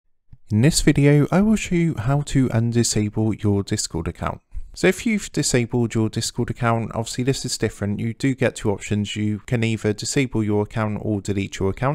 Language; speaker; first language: English; native; English